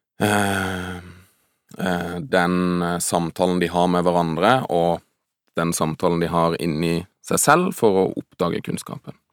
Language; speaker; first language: Norwegian; non-native, fluent; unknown